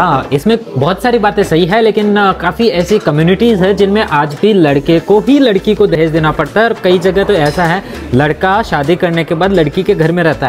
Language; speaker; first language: Hindi; native; Hindi